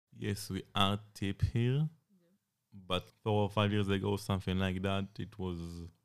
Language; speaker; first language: English; non-native, fluent; Hebrew